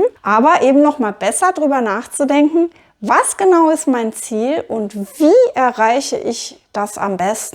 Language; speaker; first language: German; native; German